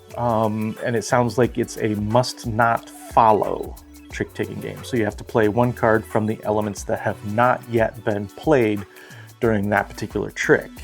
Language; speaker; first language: English; native; English